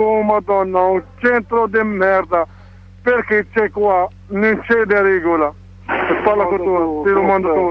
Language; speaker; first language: Italian; non-native, learner; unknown